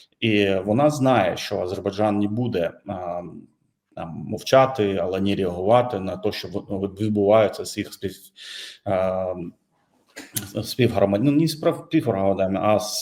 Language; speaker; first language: Ukrainian; non-native, fluent; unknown